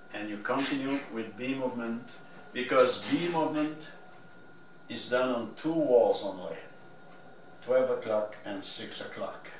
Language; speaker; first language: English; non-native, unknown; French